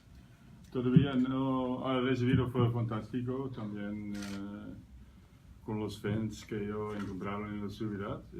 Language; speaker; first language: Spanish; non-native, learner; Dutch